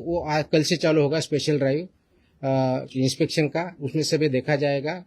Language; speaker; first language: Hindi; non-native, local second language; Marathi